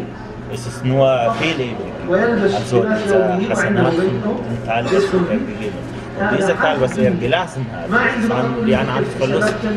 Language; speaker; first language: German; non-native, fluent; Arabic